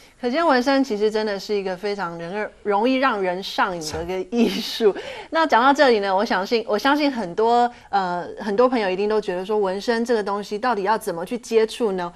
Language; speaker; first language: Chinese; native; Chinese